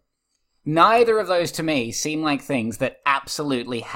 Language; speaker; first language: English; native; English